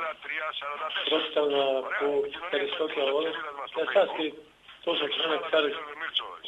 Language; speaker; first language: Greek; non-native, learner; Portuguese